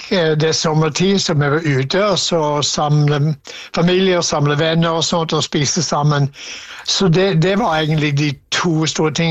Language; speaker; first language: Norwegian; non-native, fluent; English